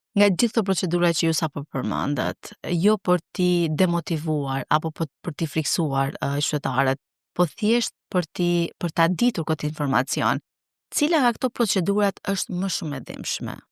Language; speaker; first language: Albanian; native; Albanian